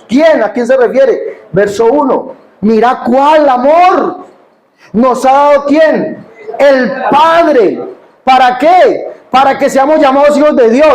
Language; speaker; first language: Spanish; native; Spanish